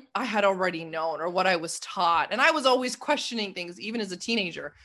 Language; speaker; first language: English; native; English